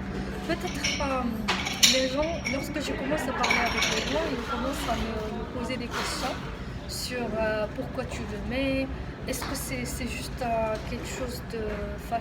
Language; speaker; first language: French; non-native, local second language; Arabic